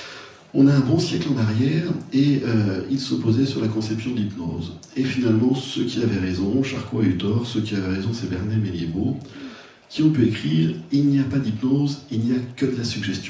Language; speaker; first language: French; native; French